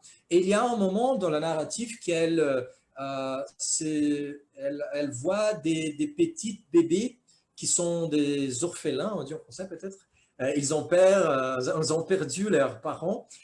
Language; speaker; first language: French; non-native, fluent; Portuguese